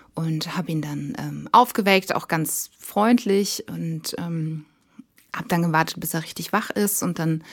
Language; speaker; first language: German; native; German